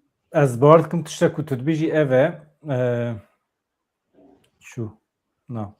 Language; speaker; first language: Kurdish; native; Kurdish